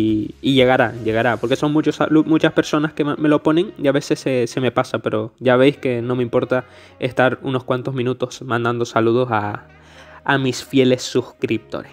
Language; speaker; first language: Spanish; native; Spanish